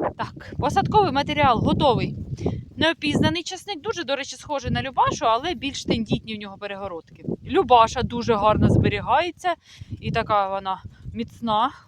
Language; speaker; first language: Ukrainian; non-native, local second language; Russian